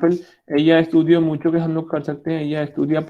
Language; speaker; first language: Spanish; non-native, fluent; Hindi